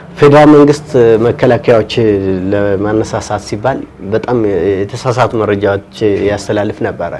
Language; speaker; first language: Amharic; non-native, local second language; Tigrinya